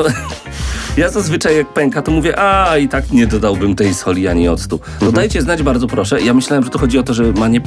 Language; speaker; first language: Polish; native; Polish